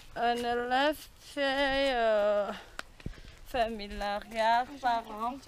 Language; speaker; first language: French; non-native, local second language; Malagasy